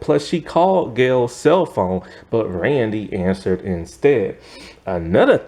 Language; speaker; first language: English; native; English